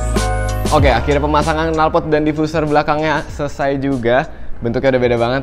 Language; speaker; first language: Indonesian; native; Indonesian